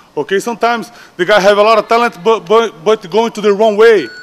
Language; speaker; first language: English; non-native, learner; Portuguese